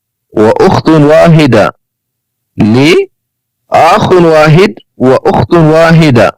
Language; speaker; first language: Arabic; non-native, fluent; Amharic